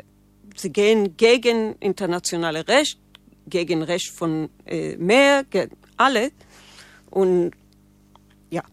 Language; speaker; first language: German; non-native, learner; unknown